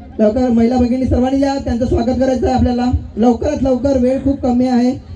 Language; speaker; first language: Marathi; native; Marathi